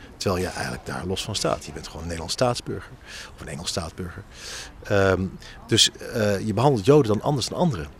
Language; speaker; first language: Dutch; native; Dutch